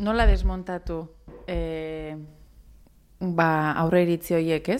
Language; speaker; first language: Basque; native; Basque